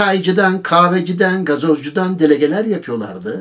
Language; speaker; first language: Turkish; native; Turkish